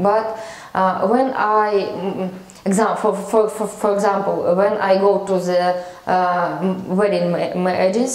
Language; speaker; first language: English; non-native, learner; Russian